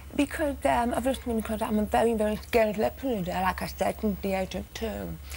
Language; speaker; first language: English; native; English